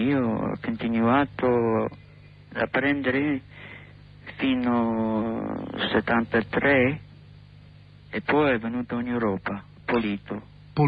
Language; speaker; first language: Italian; non-native, learner; English